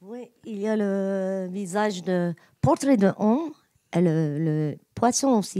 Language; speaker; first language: French; non-native, learner; Turkish